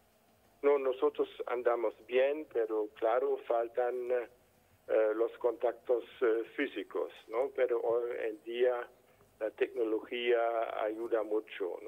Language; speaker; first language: Spanish; non-native, fluent; German